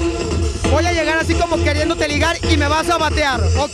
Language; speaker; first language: Spanish; native; Spanish